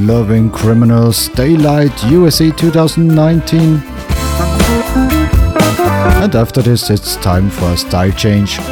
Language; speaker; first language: English; non-native, fluent; German